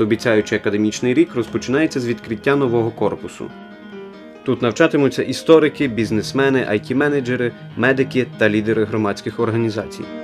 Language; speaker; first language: Ukrainian; native; Ukrainian